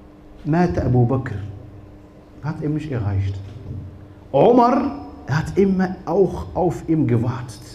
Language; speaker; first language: German; non-native, fluent; Arabic